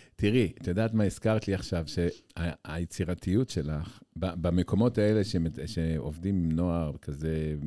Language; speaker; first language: Hebrew; native; Hebrew